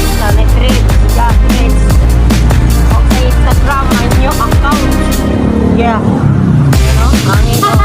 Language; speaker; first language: Filipino; non-native, local second language; Cebuano